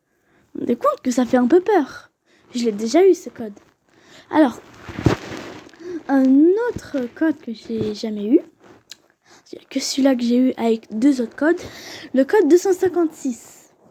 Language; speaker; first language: French; native; French